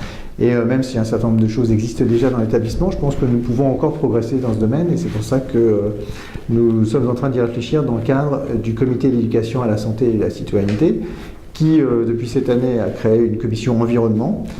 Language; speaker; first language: French; native; French